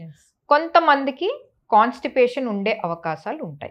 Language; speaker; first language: Telugu; native; Telugu